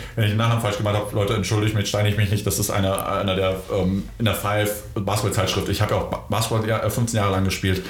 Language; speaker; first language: German; early bilingual, other home language; Polish